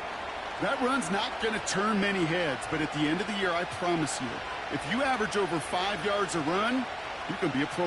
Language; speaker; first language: English; native; English